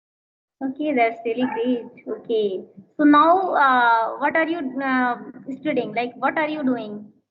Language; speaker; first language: English; non-native, learner; Hindi